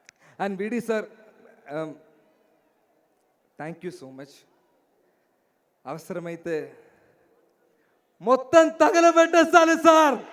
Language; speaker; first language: Telugu; non-native, learner; Malayalam